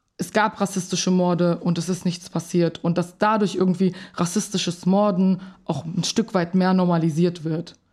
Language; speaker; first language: German; early bilingual, other home language; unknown